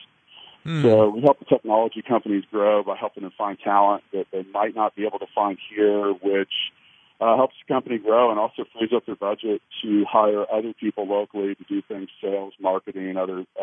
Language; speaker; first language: English; native; English